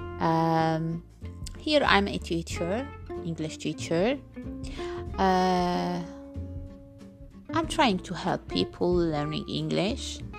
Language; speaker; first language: English; non-native, learner; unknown